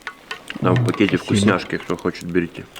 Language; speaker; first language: Russian; native; Russian